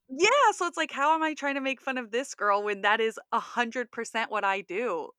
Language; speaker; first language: English; native; English